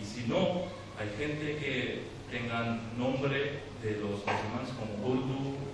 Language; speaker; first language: Spanish; non-native, learner; Urdu